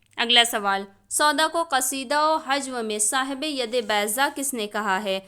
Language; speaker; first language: Urdu; native; Urdu